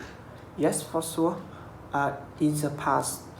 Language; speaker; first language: English; non-native, learner; Vietnamese